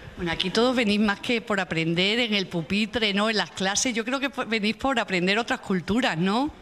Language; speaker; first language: Spanish; native; Spanish